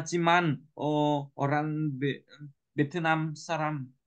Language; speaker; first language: Korean; non-native, learner; Vietnamese